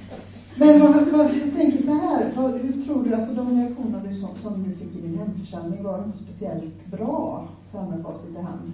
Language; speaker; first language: Swedish; native; Swedish